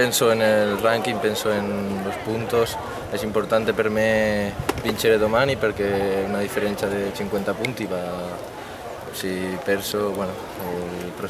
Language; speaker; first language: Italian; non-native, learner; Spanish